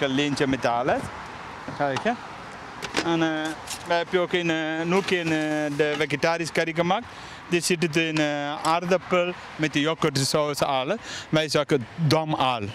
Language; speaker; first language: Dutch; non-native, learner; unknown